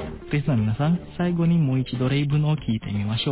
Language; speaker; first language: Japanese; non-native, fluent; Indonesian